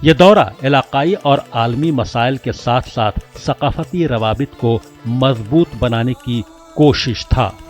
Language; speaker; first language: Hindi; native; Hindi